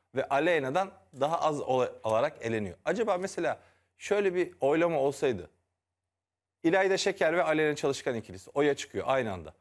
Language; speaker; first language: Turkish; native; Turkish